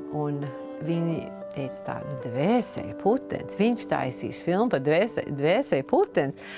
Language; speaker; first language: Latvian; early bilingual, heritage; Latvian